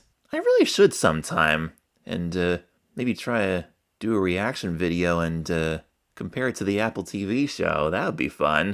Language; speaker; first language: English; native; English